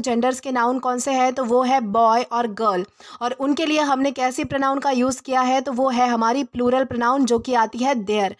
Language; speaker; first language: Hindi; native; Hindi